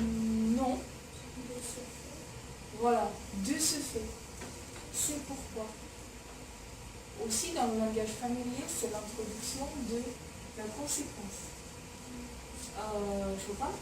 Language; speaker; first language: French; non-native, fluent; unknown